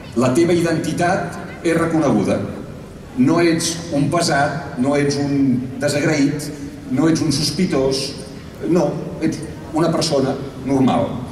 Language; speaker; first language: Catalan; native; Catalan